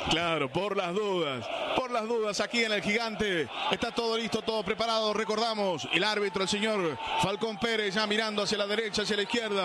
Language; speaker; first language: Spanish; native; Spanish